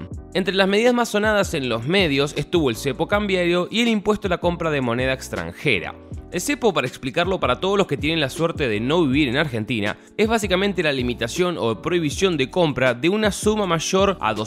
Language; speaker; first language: Spanish; native; Spanish